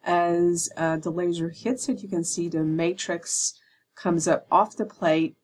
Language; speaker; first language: English; native; English